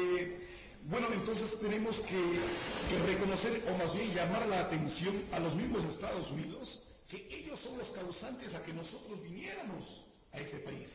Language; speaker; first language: Spanish; native; Spanish